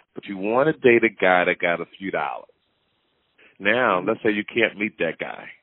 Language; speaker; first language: English; native; English